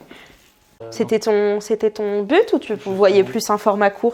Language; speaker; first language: French; native; French